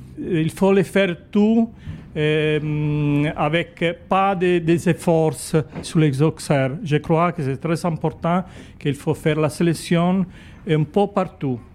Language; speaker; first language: French; non-native, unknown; Italian